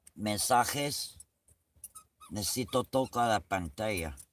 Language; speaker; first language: Spanish; non-native, learner; English